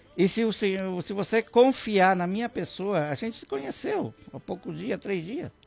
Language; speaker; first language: Portuguese; non-native, fluent; Guarani